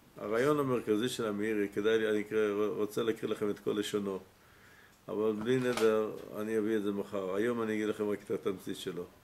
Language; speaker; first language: Hebrew; native; Hebrew